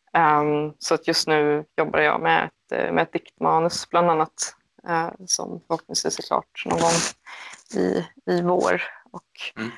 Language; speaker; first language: Swedish; native; Swedish